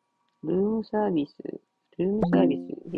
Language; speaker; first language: Japanese; non-native, learner; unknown